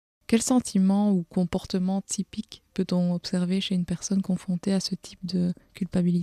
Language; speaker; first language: French; native; French